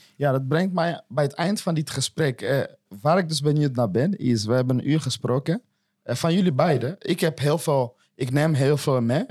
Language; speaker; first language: Dutch; non-native, fluent; Swahili